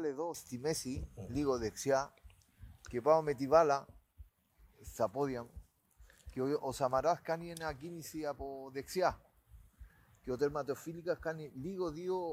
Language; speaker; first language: Greek; non-native, learner; Spanish